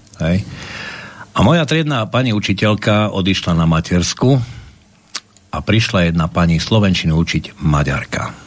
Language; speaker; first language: Slovak; native; Slovak